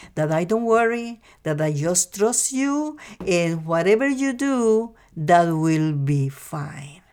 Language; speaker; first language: English; non-native, fluent; Spanish